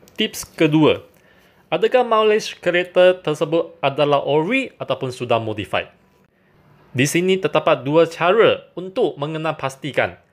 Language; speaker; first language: Malay; non-native, local second language; Chinese